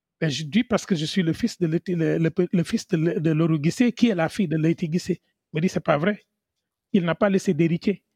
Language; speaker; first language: French; non-native, local second language; Wolof